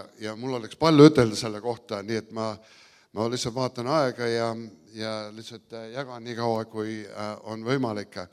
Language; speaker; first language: Estonian; early bilingual, heritage; Estonian